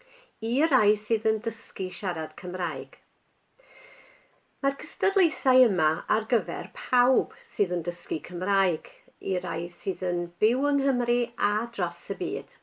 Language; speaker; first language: Welsh; native; Welsh